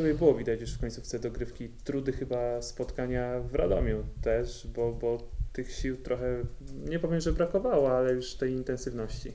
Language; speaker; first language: Polish; native; Polish